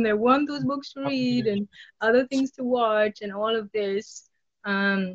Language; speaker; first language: English; non-native, local second language; Bangla